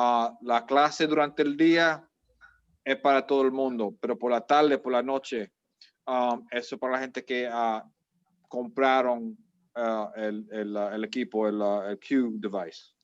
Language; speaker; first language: Spanish; early bilingual, heritage; Spanish